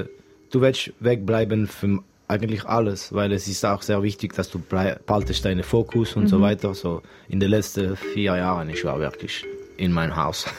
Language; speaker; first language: German; non-native, local second language; French